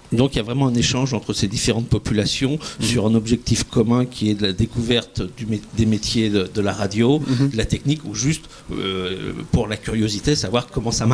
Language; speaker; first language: French; native; French